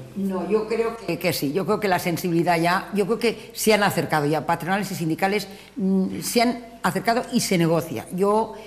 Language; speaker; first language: Spanish; native; Spanish